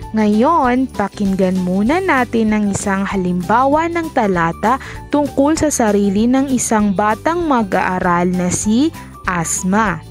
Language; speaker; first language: Filipino; non-native, local second language; Maranao